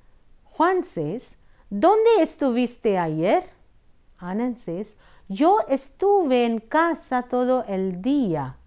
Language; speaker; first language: Spanish; non-native, fluent; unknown